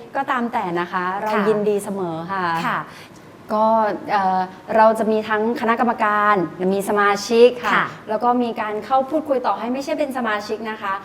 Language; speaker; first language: Thai; native; Thai